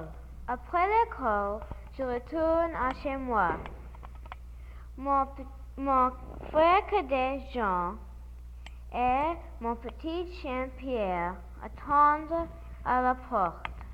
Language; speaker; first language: French; non-native, learner; English